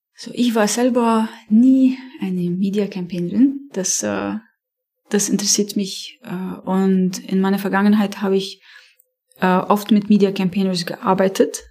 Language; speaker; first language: German; non-native, fluent; Arabic